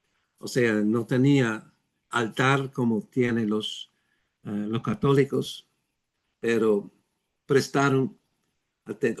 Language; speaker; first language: Spanish; non-native, fluent; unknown